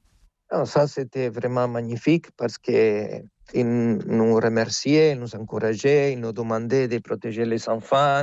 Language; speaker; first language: French; non-native, fluent; Spanish